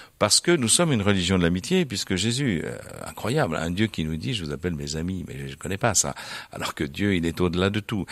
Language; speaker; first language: French; native; French